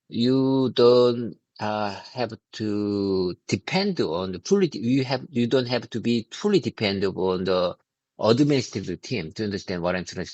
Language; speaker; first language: English; non-native, learner; Korean